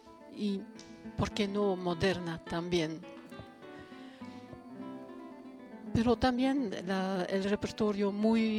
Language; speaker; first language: Spanish; non-native, fluent; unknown